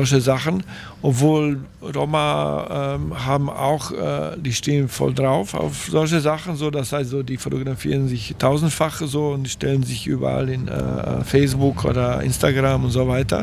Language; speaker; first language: German; non-native, fluent; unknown